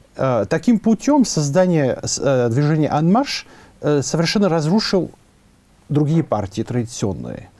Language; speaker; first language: Russian; non-native, fluent; French